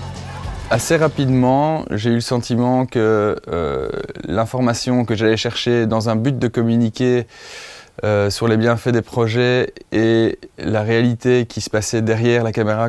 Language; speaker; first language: French; native; French